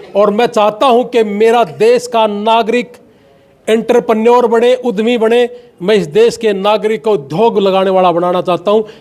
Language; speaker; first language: Hindi; native; Hindi